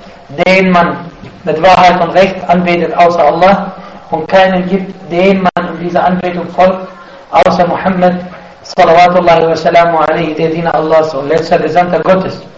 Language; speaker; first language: German; non-native, fluent; Arabic